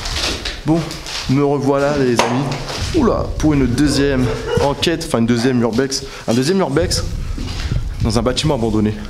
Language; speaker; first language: French; native; French